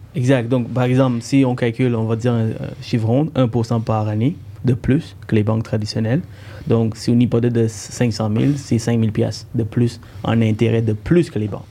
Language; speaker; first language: French; early bilingual, other home language; Tamil